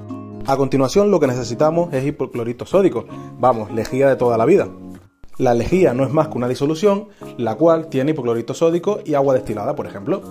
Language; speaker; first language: Spanish; native; Spanish